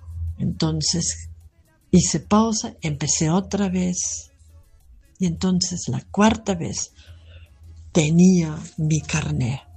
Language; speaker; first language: Spanish; non-native, fluent; German